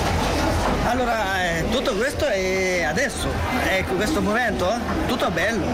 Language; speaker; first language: Italian; non-native, learner; Sinhala